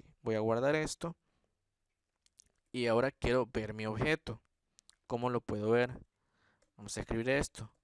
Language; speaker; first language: Spanish; native; Spanish